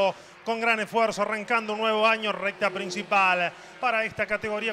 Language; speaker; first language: Spanish; native; Spanish